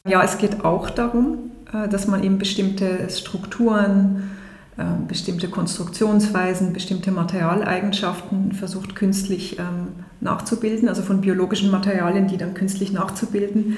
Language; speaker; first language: German; native; German